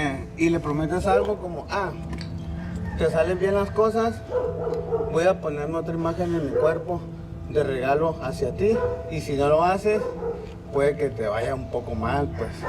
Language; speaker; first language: Spanish; native; Spanish